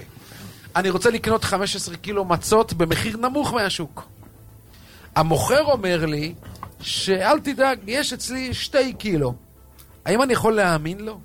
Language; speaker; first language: Hebrew; native; Hebrew